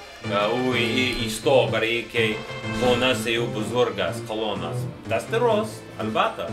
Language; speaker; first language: Persian; non-native, learner; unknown